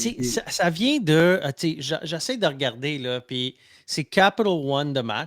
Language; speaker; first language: French; native; French